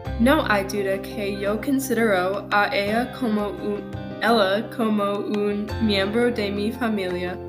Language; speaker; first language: Spanish; non-native, learner; English